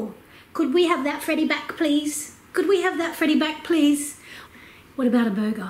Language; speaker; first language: English; native; English